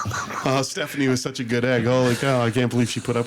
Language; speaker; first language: English; native; English